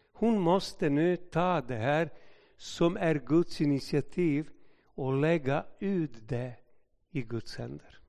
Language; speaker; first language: Swedish; non-native, fluent; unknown